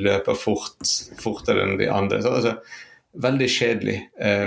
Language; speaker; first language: Norwegian; non-native, fluent; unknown